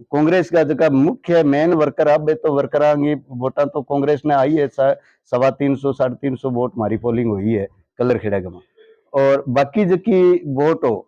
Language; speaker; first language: Hindi; native; Hindi